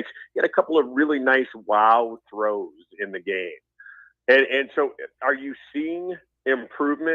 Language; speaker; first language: English; native; English